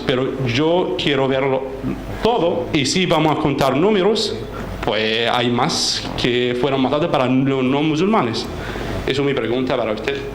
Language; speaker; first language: Spanish; non-native, fluent; Arabic